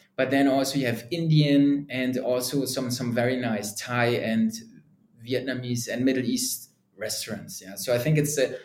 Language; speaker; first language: English; non-native, fluent; German